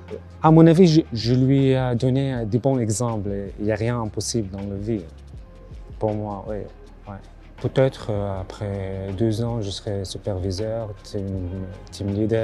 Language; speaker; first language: French; non-native, learner; Arabic